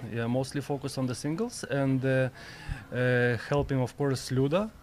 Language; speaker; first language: English; non-native, learner; Ukrainian